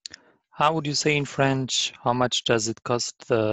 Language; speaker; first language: English; non-native, learner; Arabic